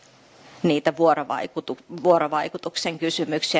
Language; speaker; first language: Finnish; native; Finnish